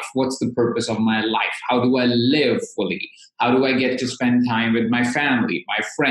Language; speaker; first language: English; non-native, local second language; Hindi